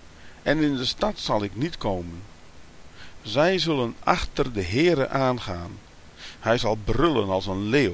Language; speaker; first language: Dutch; native; Dutch